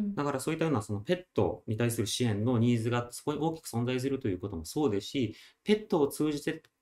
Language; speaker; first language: Japanese; native; Japanese